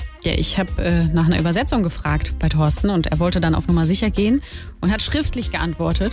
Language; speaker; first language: German; native; German